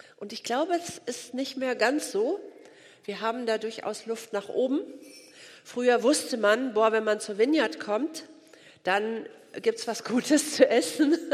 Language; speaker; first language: German; native; German